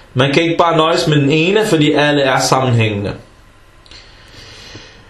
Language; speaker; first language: Danish; early bilingual, other home language; Arabic